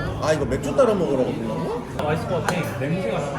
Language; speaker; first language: Korean; native; Korean